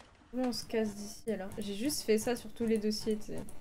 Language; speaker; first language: French; native; French